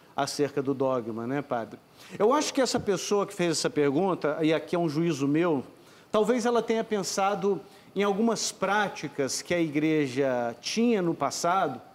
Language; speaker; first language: Portuguese; native; Portuguese